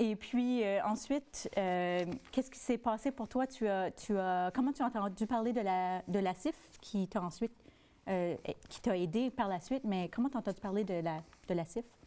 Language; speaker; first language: French; native; French